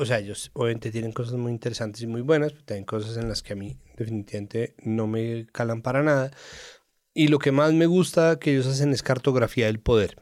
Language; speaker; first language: Spanish; native; Spanish